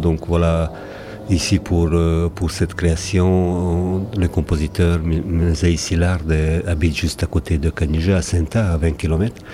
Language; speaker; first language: French; non-native, fluent; Hungarian